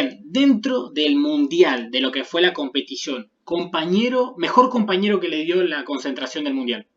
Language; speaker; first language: Spanish; native; Spanish